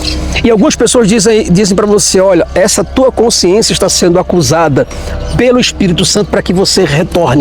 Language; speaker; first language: Portuguese; native; Portuguese